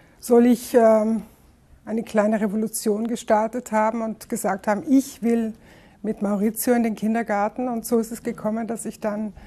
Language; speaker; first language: German; native; German